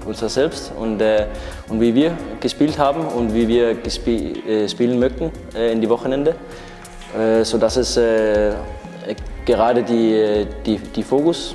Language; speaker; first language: German; non-native, learner; Danish